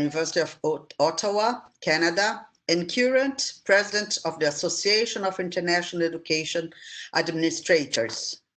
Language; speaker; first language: English; non-native, fluent; Portuguese